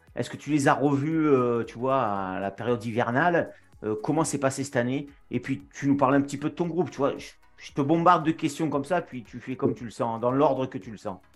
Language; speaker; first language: French; native; French